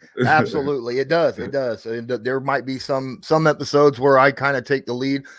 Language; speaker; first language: English; native; English